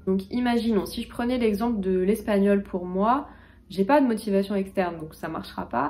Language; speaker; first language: French; native; French